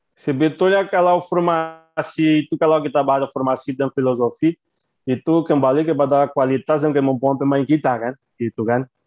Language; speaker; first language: Indonesian; non-native, fluent; Portuguese